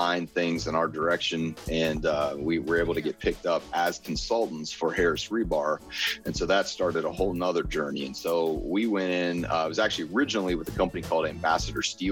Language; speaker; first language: English; native; English